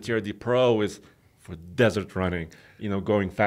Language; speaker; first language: English; native; English